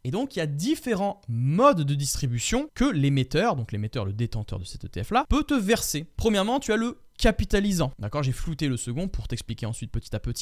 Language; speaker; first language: French; native; French